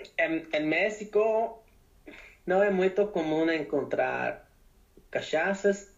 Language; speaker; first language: Portuguese; non-native, learner; Spanish